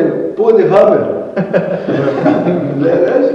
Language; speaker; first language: Slovenian; non-native, learner; Portuguese